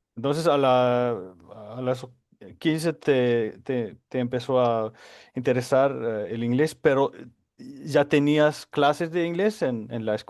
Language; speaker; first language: Spanish; non-native, fluent; Finnish